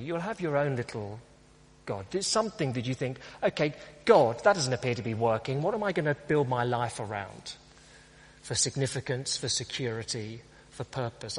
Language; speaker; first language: English; native; English